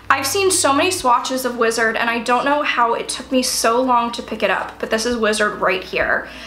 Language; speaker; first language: English; native; English